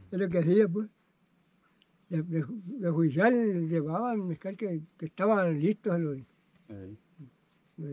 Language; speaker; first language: Spanish; native; Spanish